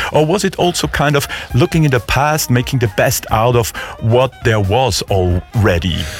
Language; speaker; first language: English; non-native, fluent; German